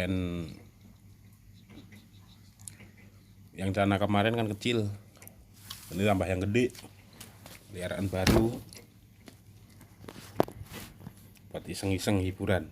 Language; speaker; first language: Indonesian; native; Indonesian